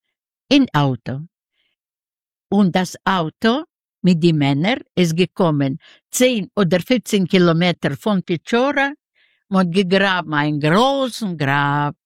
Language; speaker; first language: German; non-native, learner; Yiddish